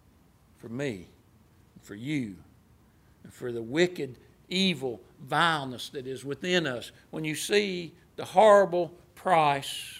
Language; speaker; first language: English; native; English